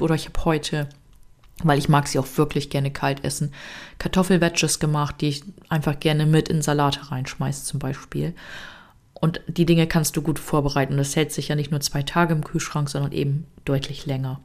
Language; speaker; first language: German; native; German